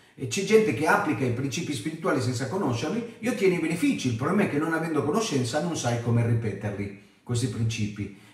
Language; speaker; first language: Italian; non-native, fluent; Spanish